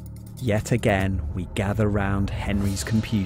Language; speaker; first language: English; native; English